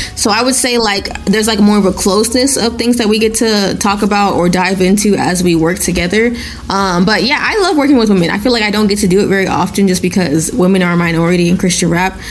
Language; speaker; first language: English; non-native, local second language; Yoruba